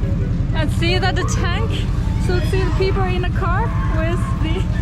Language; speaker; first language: English; non-native, fluent; Chinese